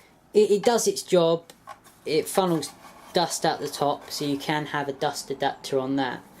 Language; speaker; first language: English; native; English